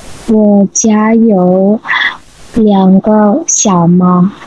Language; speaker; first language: Chinese; non-native, learner; Burmese